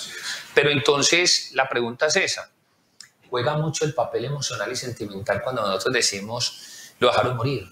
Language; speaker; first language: Spanish; native; Spanish